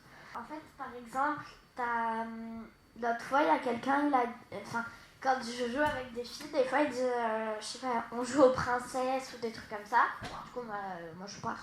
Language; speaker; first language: French; native; French